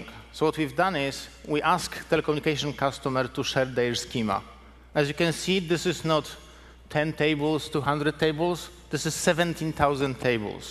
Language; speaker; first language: English; non-native, fluent; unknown